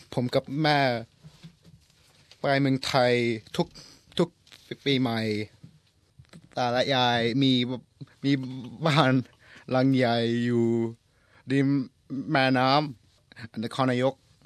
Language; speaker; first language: Thai; early bilingual, heritage; English